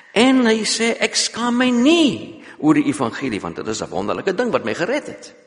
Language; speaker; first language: Afrikaans; non-native, local second language; English